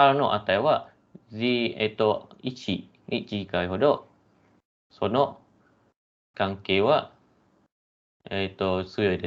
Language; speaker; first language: Japanese; non-native, fluent; Malay